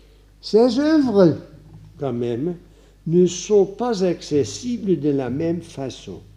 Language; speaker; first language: French; non-native, fluent; Dutch